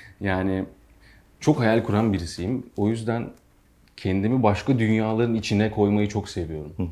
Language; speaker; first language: Turkish; native; Turkish